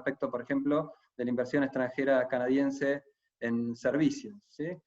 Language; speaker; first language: Spanish; native; Spanish